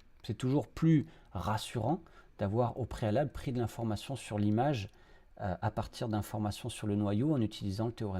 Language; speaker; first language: French; native; French